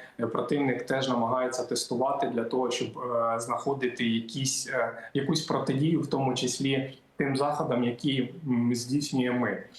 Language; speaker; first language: Ukrainian; native; Ukrainian